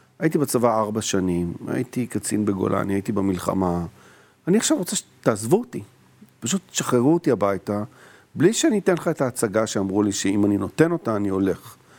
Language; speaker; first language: Hebrew; native; Hebrew